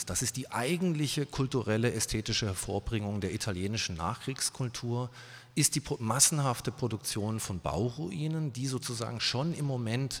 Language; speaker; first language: German; native; German